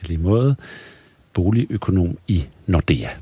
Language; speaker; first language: Danish; native; Danish